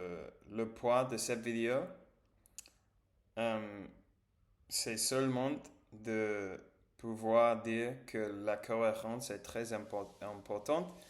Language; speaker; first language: French; non-native, learner; English